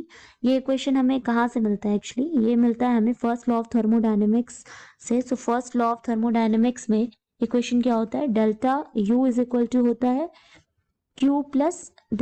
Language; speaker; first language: Hindi; native; Hindi